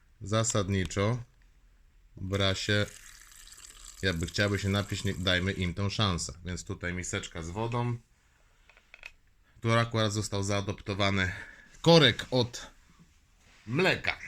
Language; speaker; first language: Polish; native; Polish